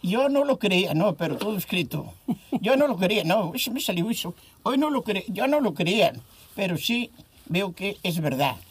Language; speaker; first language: Spanish; non-native, local second language; Galician